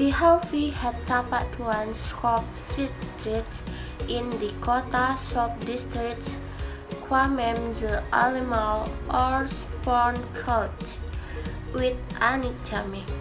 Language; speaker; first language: Dutch; non-native, learner; Indonesian